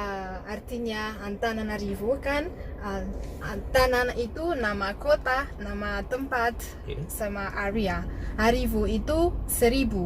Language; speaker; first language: Indonesian; non-native, learner; Malagasy